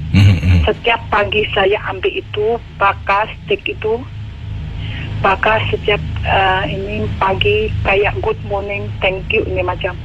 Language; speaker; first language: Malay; non-native, learner; Indonesian